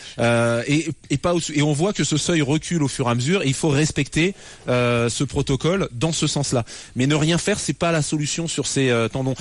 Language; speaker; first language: French; native; French